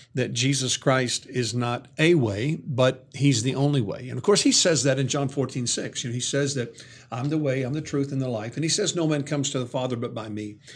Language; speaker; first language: English; native; English